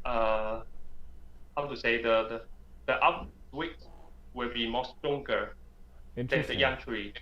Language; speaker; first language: English; non-native, learner; Chinese